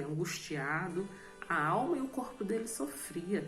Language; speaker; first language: Portuguese; native; Portuguese